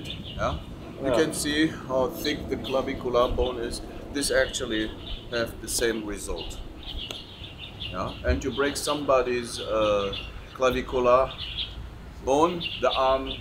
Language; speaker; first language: English; non-native, fluent; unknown